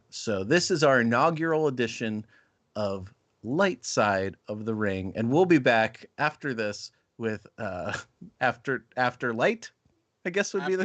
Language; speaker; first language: English; native; English